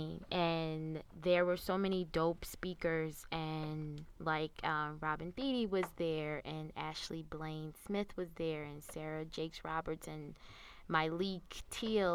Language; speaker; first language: English; native; English